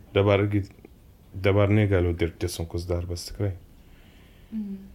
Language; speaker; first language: Lithuanian; non-native, learner; Arabic